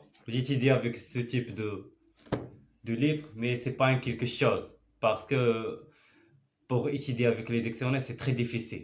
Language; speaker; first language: French; non-native, learner; Arabic